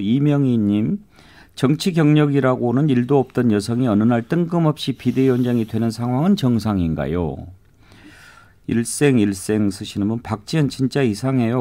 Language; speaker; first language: Korean; native; Korean